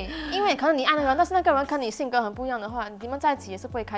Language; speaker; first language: Chinese; native; Chinese